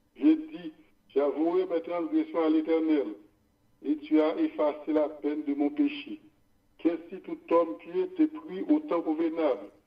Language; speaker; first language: French; non-native, local second language; Haitian Creole